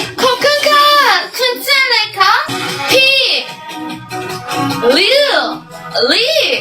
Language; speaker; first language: Thai; non-native, learner; Korean